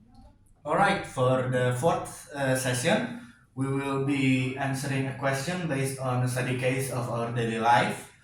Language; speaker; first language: English; non-native, learner; Indonesian